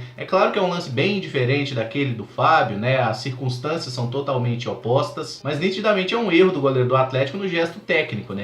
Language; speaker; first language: Portuguese; native; Portuguese